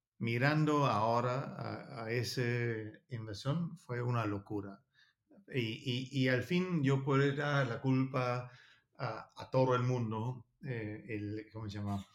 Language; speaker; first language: Spanish; non-native, learner; Danish